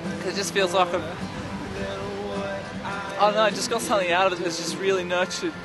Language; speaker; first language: English; native; English